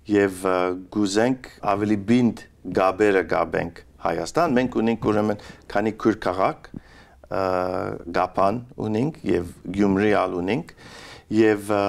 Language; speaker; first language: Armenian; early bilingual, heritage; Armenian